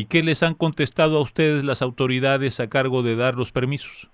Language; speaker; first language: Spanish; native; Spanish